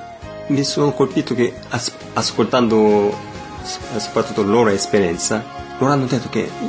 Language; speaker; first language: Italian; non-native, learner; Korean